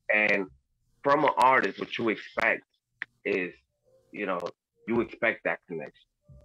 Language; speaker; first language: English; early bilingual, other home language; Spanish